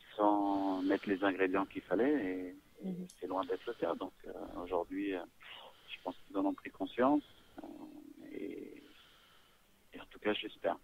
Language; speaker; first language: French; native; French